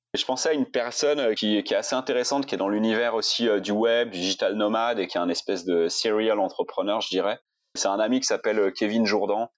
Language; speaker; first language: French; native; French